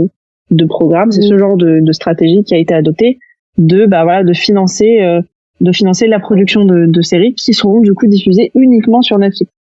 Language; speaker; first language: French; native; French